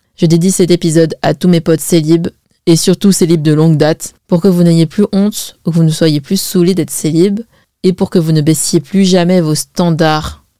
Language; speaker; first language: French; early bilingual, other home language; Chinese